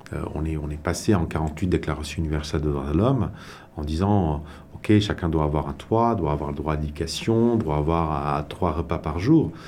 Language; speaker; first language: French; non-native, local second language; Tamil